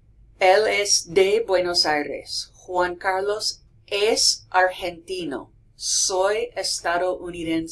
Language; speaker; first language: Spanish; non-native, fluent; English